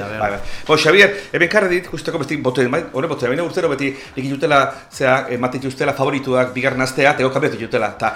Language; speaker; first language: Basque; native; Basque